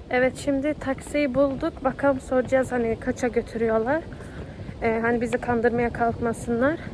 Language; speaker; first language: Turkish; early bilingual, heritage; Turkish